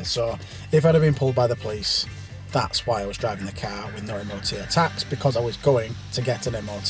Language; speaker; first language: English; native; English